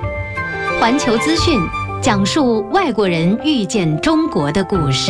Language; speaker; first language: Chinese; native; Chinese